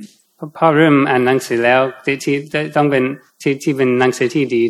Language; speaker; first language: Thai; non-native, fluent; English